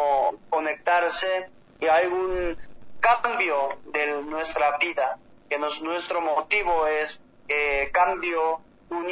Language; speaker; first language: Spanish; non-native, learner; Korean